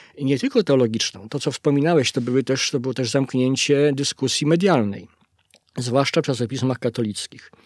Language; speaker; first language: Polish; native; Polish